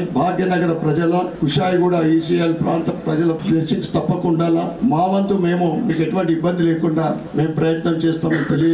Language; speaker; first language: Telugu; native; Telugu